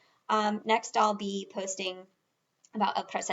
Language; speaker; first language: Spanish; non-native, fluent; English